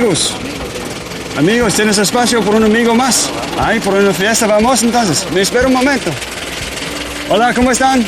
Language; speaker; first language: Spanish; non-native, learner; English